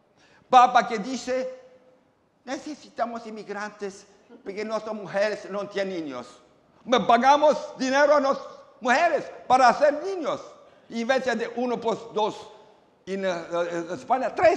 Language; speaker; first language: Spanish; non-native, learner; Romanian